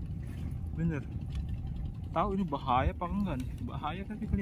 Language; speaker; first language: Indonesian; non-native, local second language; Sundanese